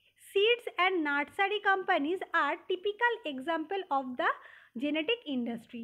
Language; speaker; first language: English; non-native, local second language; Bangla